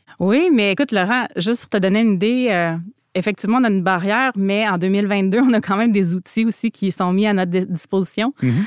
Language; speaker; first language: French; native; French